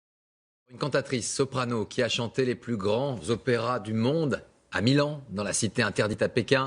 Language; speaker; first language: French; native; French